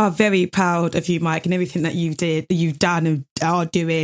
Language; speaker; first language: English; native; English